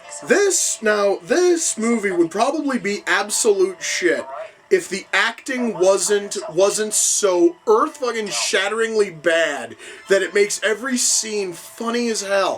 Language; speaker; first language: English; native; English